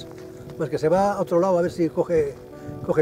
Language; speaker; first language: Spanish; native; Spanish